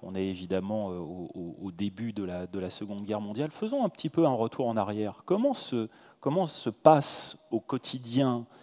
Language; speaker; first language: French; native; French